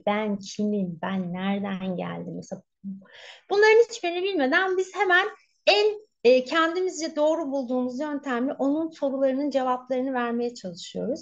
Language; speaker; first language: Turkish; native; Turkish